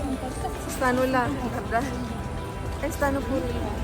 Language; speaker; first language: Italian; non-native, learner; Filipino